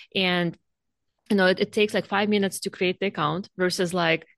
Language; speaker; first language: English; non-native, fluent; Russian